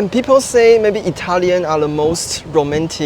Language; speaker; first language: English; non-native, fluent; Italian